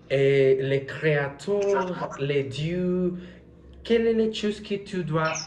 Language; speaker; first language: French; non-native, learner; Spanish